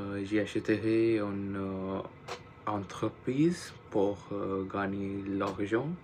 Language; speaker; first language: French; non-native, learner; Punjabi